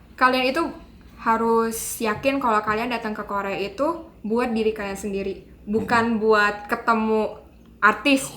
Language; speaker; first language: Indonesian; native; Indonesian